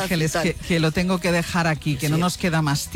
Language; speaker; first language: Spanish; native; Spanish